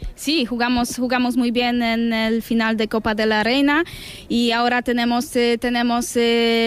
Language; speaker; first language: Spanish; non-native, learner; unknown